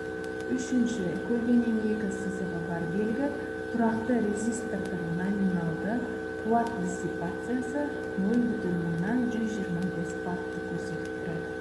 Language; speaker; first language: Kazakh; native; Kazakh